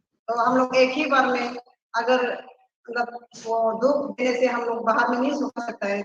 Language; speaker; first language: Hindi; non-native, local second language; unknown